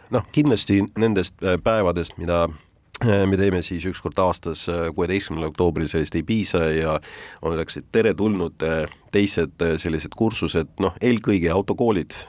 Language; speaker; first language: Estonian; non-native, local second language; Russian